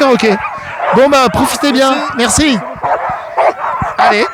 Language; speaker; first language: French; native; French